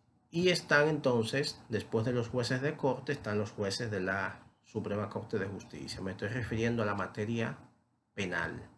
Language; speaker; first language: Spanish; native; Spanish